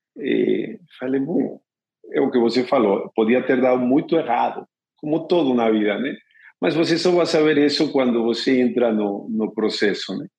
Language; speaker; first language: Portuguese; non-native, fluent; Spanish